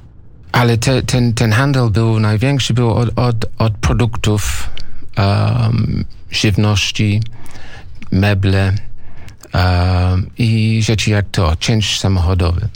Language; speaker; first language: Polish; non-native, learner; English